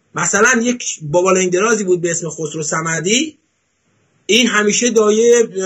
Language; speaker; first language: Persian; native; Persian